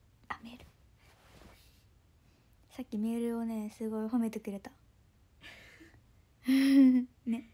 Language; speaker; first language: Japanese; native; Japanese